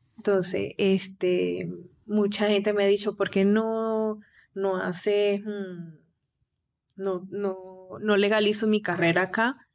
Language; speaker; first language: Spanish; native; Spanish